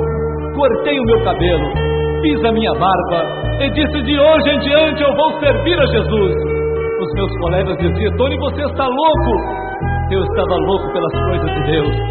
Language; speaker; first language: Portuguese; native; Portuguese